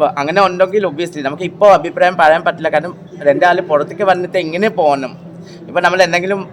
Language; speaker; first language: Malayalam; non-native, local second language; Assamese